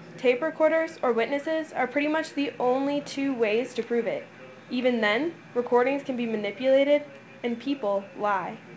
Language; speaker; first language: English; native; English